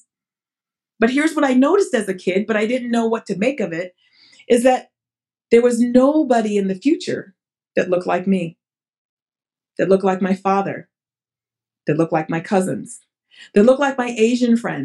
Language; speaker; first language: English; early bilingual, other home language; Portuguese